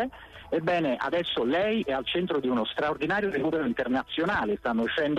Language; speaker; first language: Italian; native; Italian